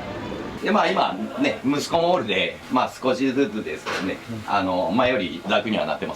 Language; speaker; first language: Japanese; native; Japanese